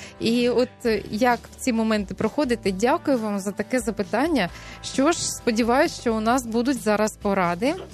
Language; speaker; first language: Ukrainian; native; Ukrainian